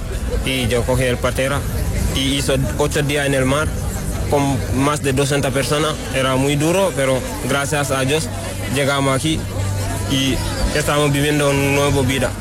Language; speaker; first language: Spanish; non-native, learner; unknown